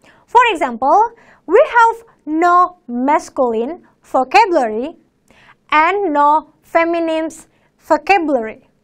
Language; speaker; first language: English; non-native, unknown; Indonesian